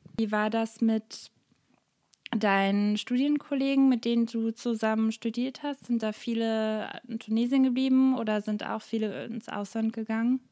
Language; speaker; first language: German; native; German